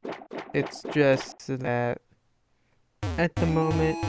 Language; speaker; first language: English; native; English